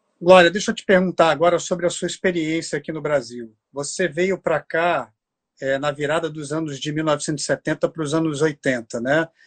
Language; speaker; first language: Portuguese; native; Portuguese